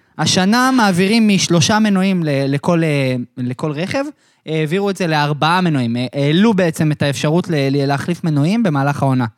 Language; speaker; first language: Hebrew; native; Hebrew